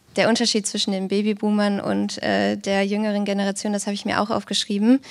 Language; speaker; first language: German; native; German